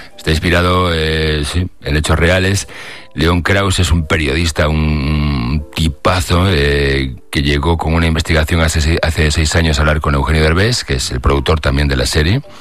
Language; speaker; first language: Spanish; native; Spanish